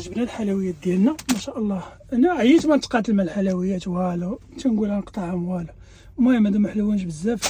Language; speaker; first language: Arabic; native; Arabic